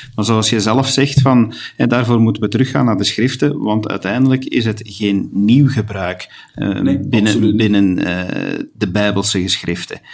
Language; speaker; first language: Dutch; native; Dutch